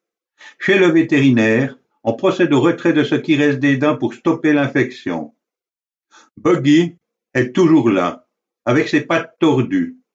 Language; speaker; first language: French; native; French